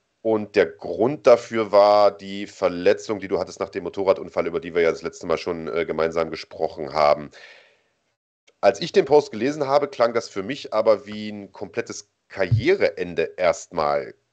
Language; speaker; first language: German; native; German